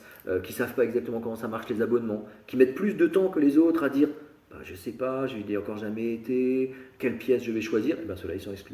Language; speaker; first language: French; native; French